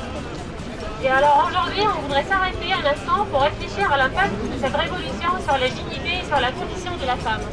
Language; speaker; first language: French; non-native, local second language; Arabic